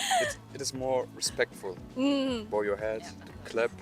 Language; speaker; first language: English; non-native, learner; German